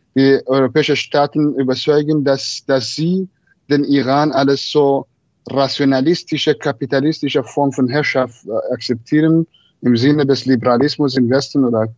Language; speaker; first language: German; non-native, fluent; Persian